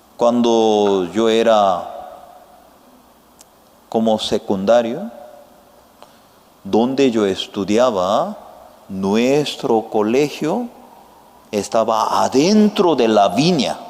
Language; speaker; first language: Spanish; non-native, fluent; Korean